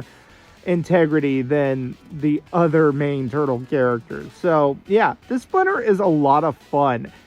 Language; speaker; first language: English; native; English